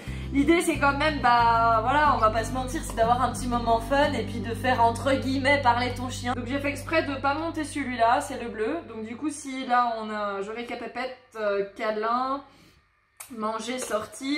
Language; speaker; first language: French; native; French